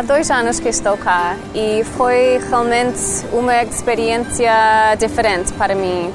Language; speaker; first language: Portuguese; non-native, learner; English